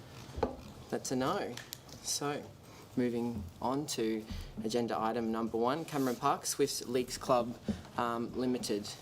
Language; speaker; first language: English; native; English